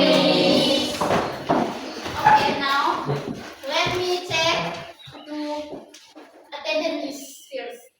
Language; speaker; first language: English; non-native, learner; Indonesian